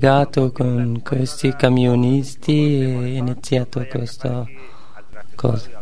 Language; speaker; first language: Italian; non-native, learner; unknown